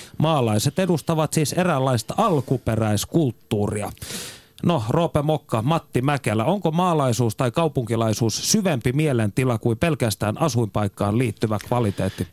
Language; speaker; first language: Finnish; native; Finnish